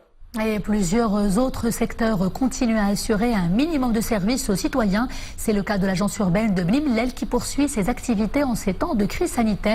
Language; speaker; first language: French; non-native, local second language; Arabic